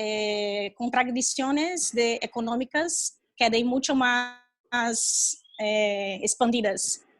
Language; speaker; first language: Spanish; non-native, fluent; Portuguese